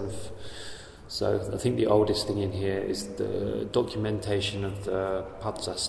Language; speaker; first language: English; native; English